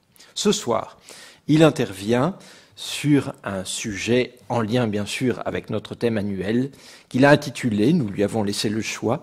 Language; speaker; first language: French; native; French